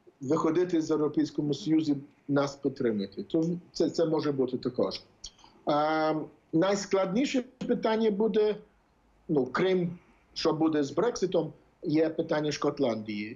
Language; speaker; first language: Ukrainian; early bilingual, heritage; English